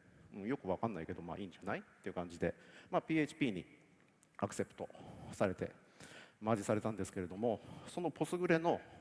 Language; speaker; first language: Japanese; native; Japanese